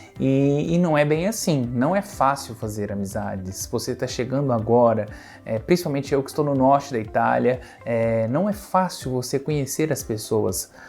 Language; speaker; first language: Portuguese; native; Portuguese